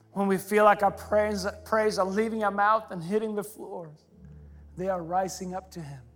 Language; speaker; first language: English; non-native, fluent; Swedish